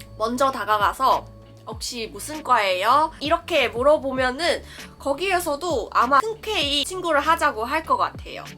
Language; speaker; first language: Korean; non-native, fluent; Chinese